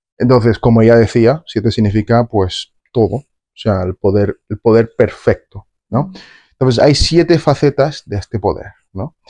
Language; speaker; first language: Spanish; native; Spanish